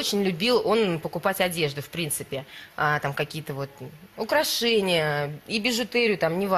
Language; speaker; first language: Russian; native; Russian